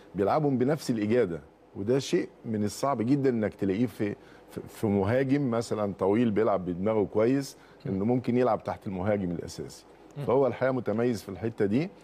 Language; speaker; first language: Arabic; native; Arabic